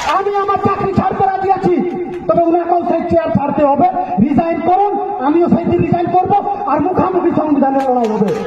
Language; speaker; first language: Bangla; non-native, local second language; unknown